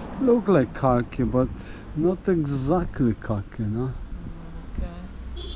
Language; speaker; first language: English; non-native, learner; Polish